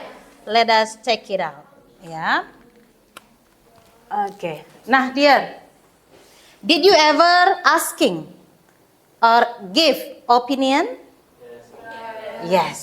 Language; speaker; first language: English; non-native, fluent; Indonesian